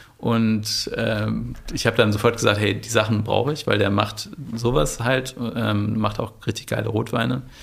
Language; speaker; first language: German; native; German